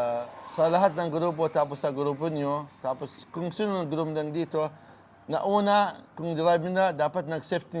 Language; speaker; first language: Filipino; non-native, learner; Arabic